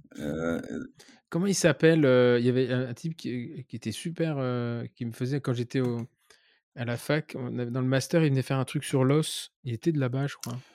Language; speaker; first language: French; native; French